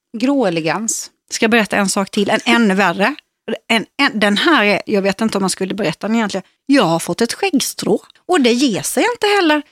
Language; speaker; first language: Swedish; native; Swedish